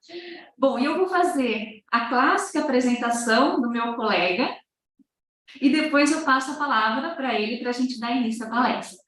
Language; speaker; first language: Portuguese; native; Portuguese